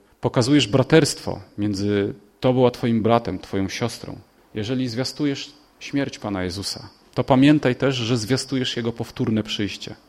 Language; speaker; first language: Polish; native; Polish